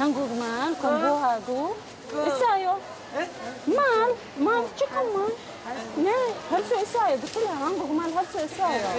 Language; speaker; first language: Korean; non-native, learner; Arabic